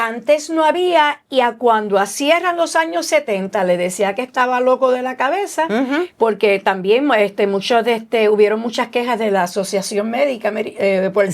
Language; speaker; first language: Spanish; native; Spanish